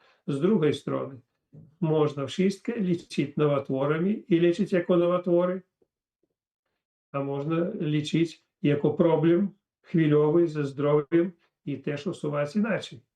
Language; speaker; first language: Polish; non-native, fluent; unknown